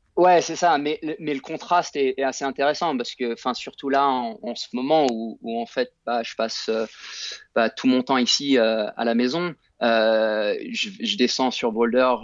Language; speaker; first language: French; native; French